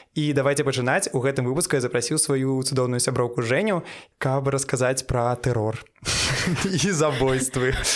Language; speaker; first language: Belarusian; non-native, local second language; Russian